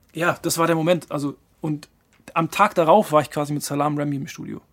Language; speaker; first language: German; native; German